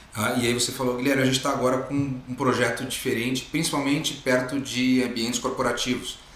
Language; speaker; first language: Portuguese; native; Portuguese